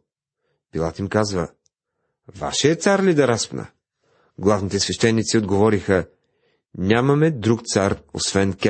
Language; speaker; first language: Bulgarian; native; Bulgarian